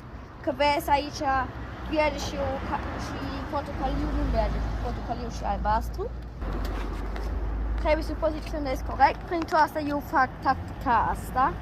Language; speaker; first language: Romanian; early bilingual, heritage; Romanian